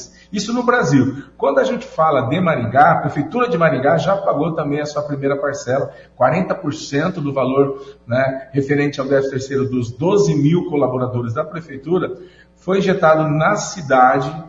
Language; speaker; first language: Portuguese; native; Portuguese